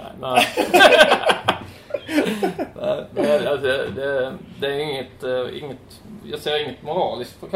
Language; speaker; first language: Swedish; native; Swedish